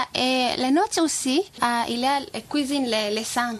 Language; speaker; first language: French; non-native, learner; Masai